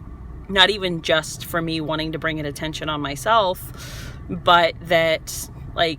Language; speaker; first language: English; native; English